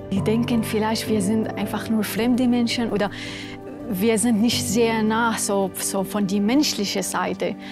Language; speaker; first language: German; non-native, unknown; Arabic